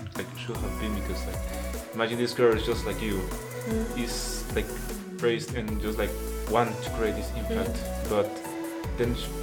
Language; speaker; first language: English; non-native, fluent; Spanish